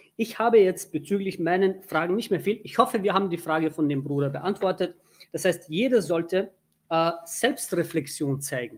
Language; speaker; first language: German; early bilingual, other home language; Turkish